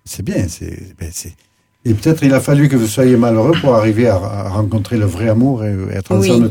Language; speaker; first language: French; native; French